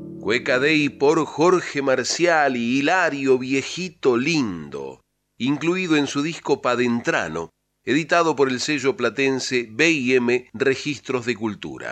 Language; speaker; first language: Spanish; native; Spanish